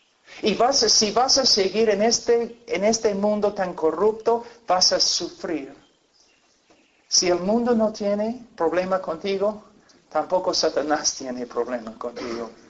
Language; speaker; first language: Spanish; non-native, fluent; English